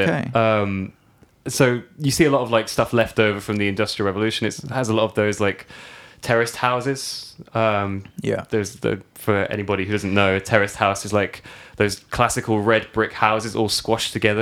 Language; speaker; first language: English; native; English